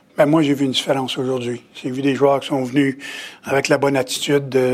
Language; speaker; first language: French; native; French